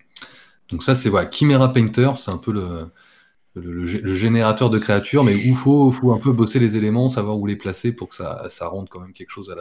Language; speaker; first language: French; native; French